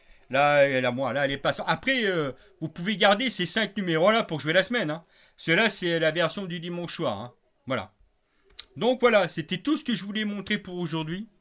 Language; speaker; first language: French; native; French